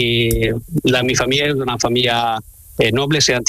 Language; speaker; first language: Spanish; non-native, learner; Italian